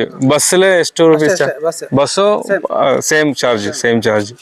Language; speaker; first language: Kannada; non-native, learner; Malayalam